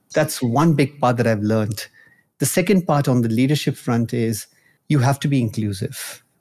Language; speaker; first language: English; non-native, local second language; Hindi